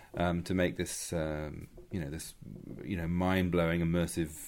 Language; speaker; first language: English; native; English